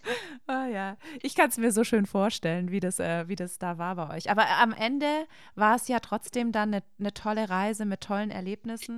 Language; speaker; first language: German; native; German